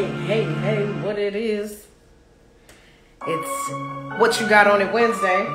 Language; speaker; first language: English; native; English